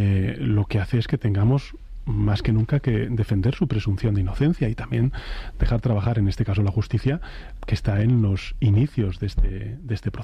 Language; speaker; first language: Spanish; native; Spanish